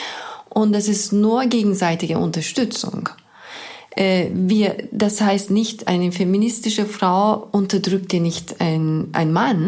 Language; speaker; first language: German; non-native, fluent; Turkish